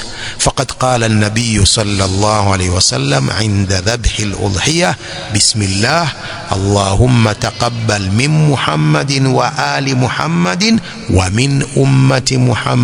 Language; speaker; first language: Arabic; non-native, fluent; Swahili